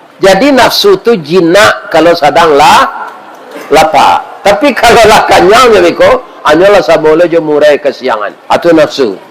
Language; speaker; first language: Malay; non-native, local second language; Minangkabau